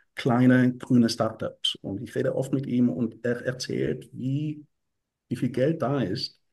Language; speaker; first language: German; non-native, fluent; Bulgarian